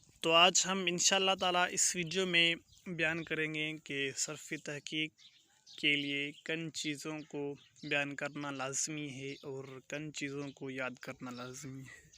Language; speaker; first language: Urdu; non-native, local second language; Pashto